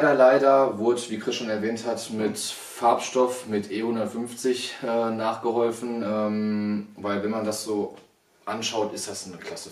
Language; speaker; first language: German; native; German